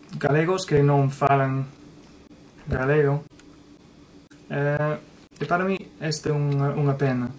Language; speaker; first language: Galician; non-native, learner; English